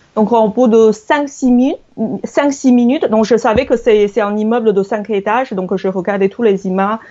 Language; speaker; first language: French; non-native, fluent; Chinese